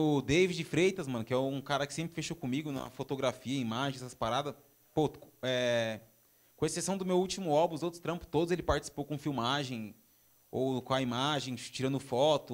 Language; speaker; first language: Portuguese; native; Portuguese